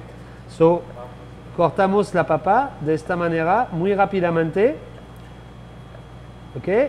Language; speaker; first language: Spanish; non-native, fluent; French